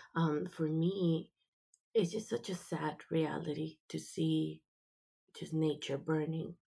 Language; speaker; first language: English; early bilingual, other home language; Spanish